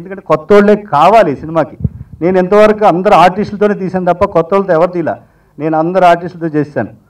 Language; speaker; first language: Telugu; native; Telugu